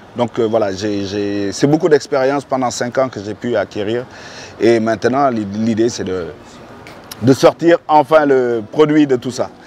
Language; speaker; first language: French; non-native, local second language; Wolof